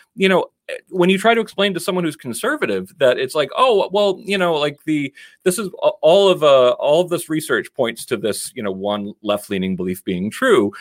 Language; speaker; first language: English; native; English